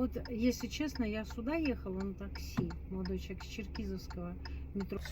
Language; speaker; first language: Russian; native; Russian